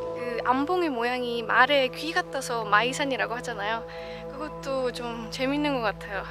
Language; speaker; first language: Korean; non-native, fluent; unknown